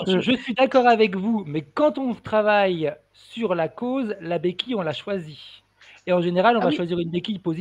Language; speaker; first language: French; native; French